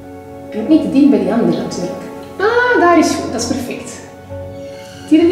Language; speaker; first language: Dutch; native; Dutch